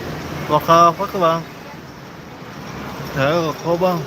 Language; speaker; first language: Indonesian; non-native, local second language; Balinese